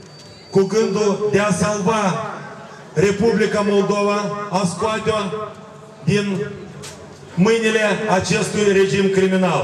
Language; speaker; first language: Romanian; non-native, local second language; Russian